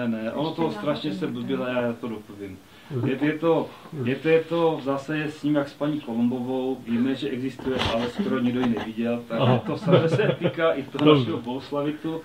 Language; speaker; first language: Czech; native; Czech